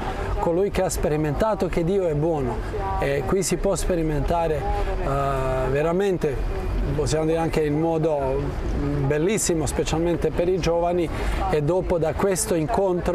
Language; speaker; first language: Italian; non-native, fluent; Croatian